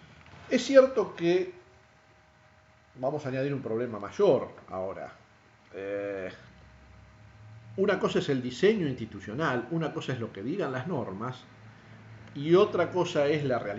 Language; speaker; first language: Spanish; native; Spanish